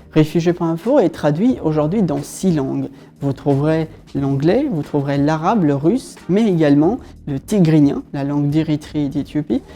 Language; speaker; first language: French; non-native, fluent; Arabic